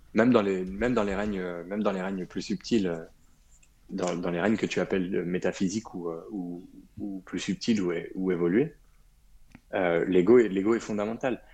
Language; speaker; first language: French; early bilingual, other home language; Arabic